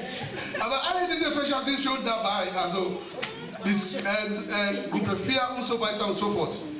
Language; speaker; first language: German; non-native, fluent; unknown